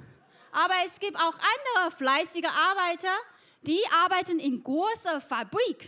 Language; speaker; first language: German; non-native, fluent; Chinese